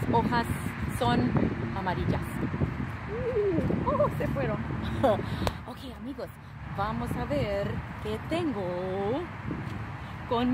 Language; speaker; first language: Spanish; non-native, fluent; English